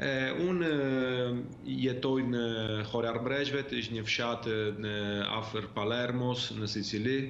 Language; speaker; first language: Albanian; early bilingual, heritage; Albanian